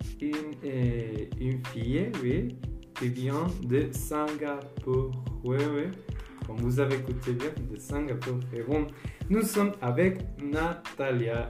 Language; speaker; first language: French; non-native, fluent; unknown